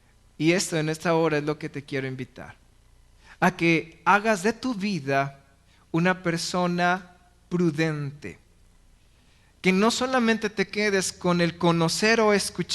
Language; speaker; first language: Spanish; native; Spanish